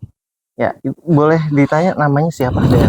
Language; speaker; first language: Indonesian; native; Indonesian